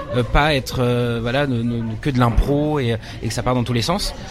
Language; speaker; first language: French; native; French